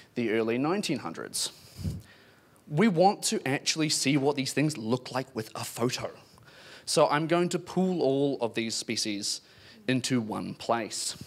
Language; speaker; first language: English; native; English